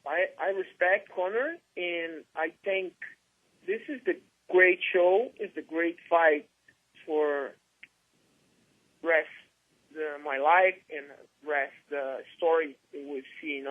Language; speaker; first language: English; non-native, learner; Portuguese